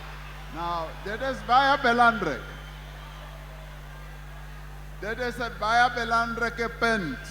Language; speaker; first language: Afrikaans; non-native, local second language; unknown